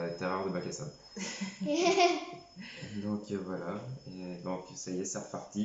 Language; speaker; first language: French; native; French